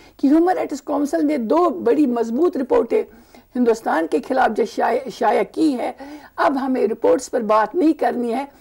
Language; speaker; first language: Urdu; non-native, local second language; Kashmiri